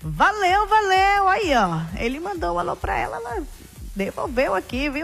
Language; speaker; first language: Portuguese; native; Portuguese